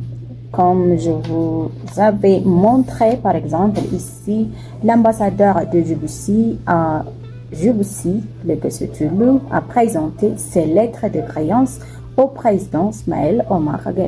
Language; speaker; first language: French; non-native, fluent; Amharic